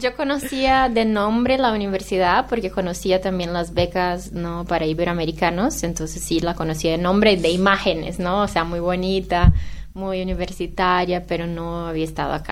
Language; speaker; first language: Spanish; non-native, fluent; Portuguese